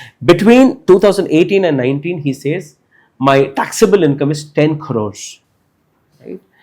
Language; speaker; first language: English; non-native, local second language; Tamil